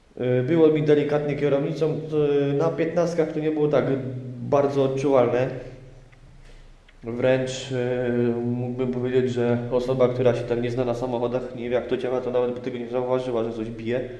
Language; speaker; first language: Polish; native; Polish